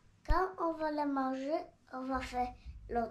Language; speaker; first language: French; early bilingual, heritage; French